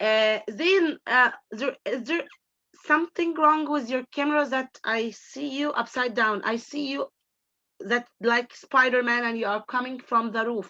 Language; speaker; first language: English; non-native, fluent; Arabic